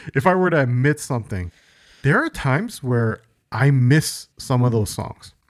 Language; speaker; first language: English; early bilingual, other home language; Korean